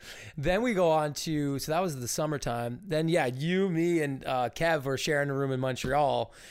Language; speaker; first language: English; native; English